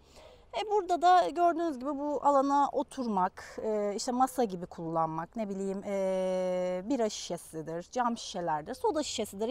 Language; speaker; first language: Turkish; native; Turkish